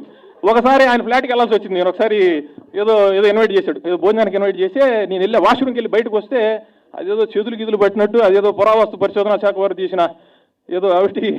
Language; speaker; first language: Telugu; native; Telugu